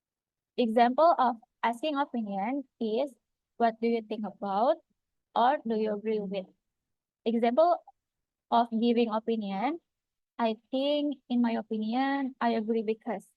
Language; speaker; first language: English; non-native, fluent; Indonesian